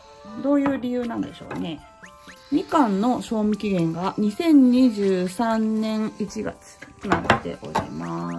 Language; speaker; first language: Japanese; native; Japanese